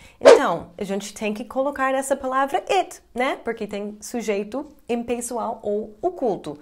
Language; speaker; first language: Portuguese; non-native, fluent; English